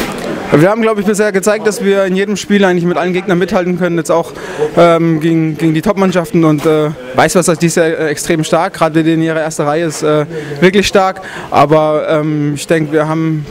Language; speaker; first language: German; native; German